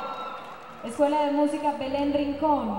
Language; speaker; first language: Spanish; native; Spanish